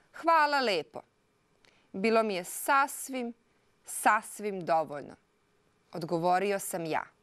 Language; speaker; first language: Serbian; non-native, local second language; Hungarian